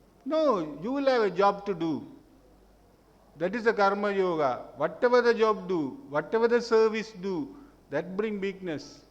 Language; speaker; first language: English; non-native, local second language; Tamil